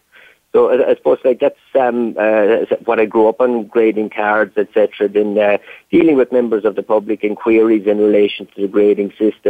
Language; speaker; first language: English; native; English